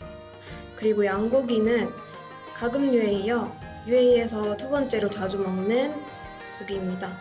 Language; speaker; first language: Korean; non-native, fluent; Arabic